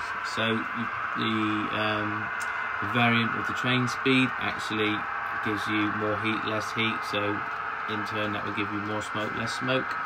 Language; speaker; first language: English; native; English